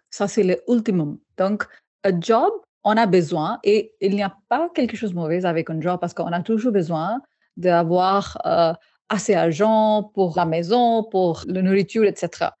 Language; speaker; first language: French; non-native, learner; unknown